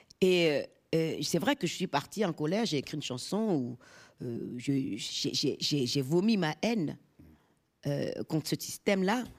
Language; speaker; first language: French; non-native, local second language; Fon